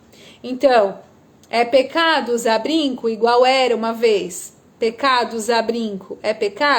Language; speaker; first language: Portuguese; native; Portuguese